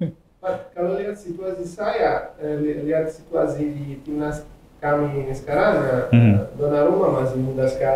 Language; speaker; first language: Indonesian; non-native, fluent; Italian